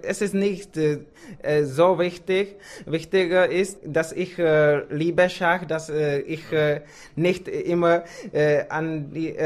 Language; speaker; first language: German; non-native, fluent; Czech